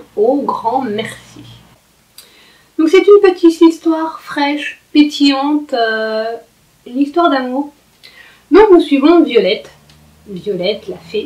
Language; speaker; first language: French; native; French